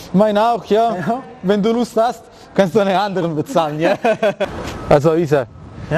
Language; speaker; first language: German; non-native, fluent; Italian